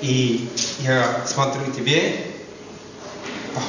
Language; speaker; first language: Russian; non-native, learner; Estonian